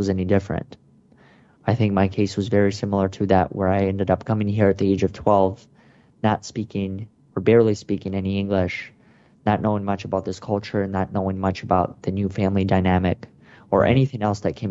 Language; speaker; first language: English; early bilingual, other home language; Russian